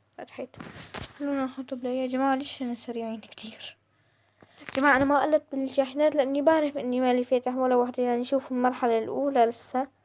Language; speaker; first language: Arabic; native; Arabic